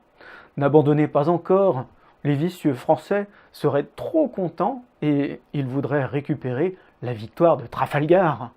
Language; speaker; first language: French; native; French